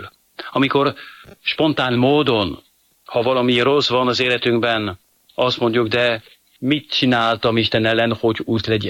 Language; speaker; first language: Hungarian; non-native, fluent; French